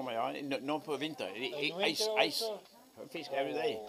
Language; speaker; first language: English; non-native, learner; Swedish